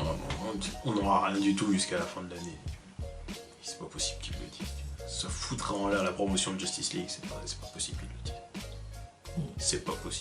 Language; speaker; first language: French; native; French